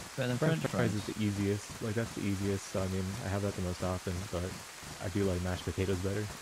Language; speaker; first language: English; native; English